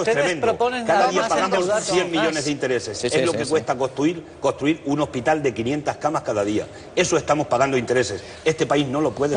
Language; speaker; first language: Spanish; native; Spanish